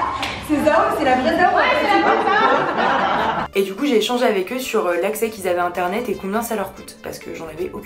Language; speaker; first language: French; native; French